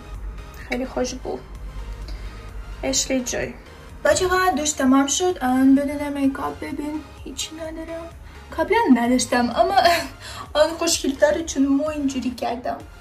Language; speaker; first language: Persian; non-native, learner; Turkish